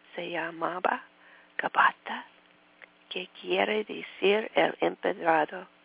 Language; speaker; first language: Spanish; non-native, learner; English